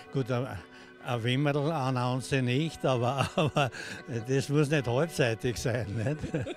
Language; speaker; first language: German; native; German